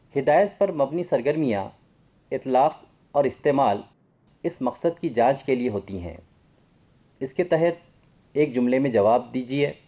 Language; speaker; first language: Urdu; native; Urdu